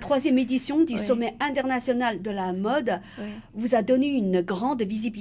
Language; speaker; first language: French; native; French